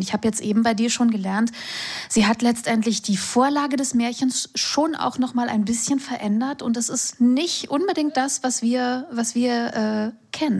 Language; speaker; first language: German; native; German